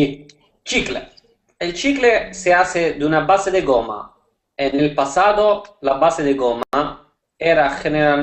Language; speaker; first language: Spanish; non-native, learner; Italian